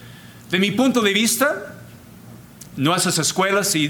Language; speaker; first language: Spanish; non-native, fluent; English